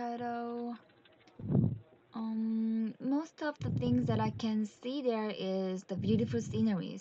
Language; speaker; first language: English; non-native, learner; Korean